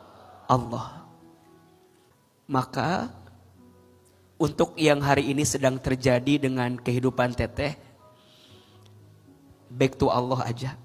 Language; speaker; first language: Indonesian; native; Indonesian